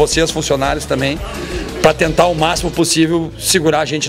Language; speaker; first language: Portuguese; native; Portuguese